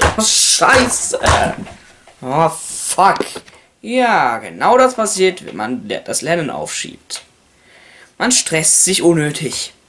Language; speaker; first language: German; native; German